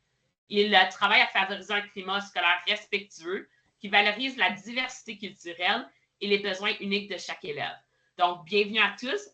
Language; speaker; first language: French; native; French